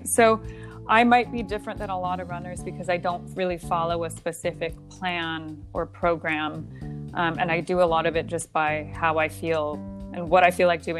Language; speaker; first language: English; native; English